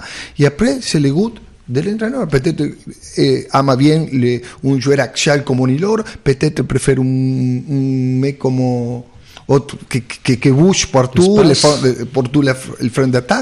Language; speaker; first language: French; non-native, fluent; Spanish